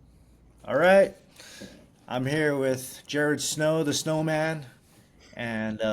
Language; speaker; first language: English; native; English